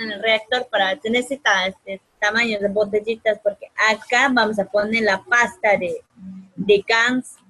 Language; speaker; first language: Spanish; native; Spanish